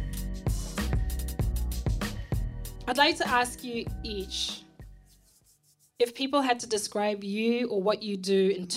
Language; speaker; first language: English; non-native, local second language; Shona